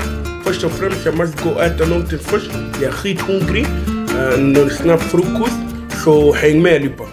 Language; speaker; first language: Swedish; non-native, fluent; Arabic